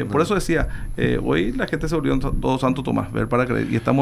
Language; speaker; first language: Spanish; native; Spanish